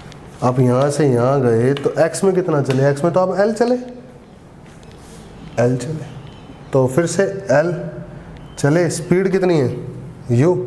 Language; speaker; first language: Hindi; native; Hindi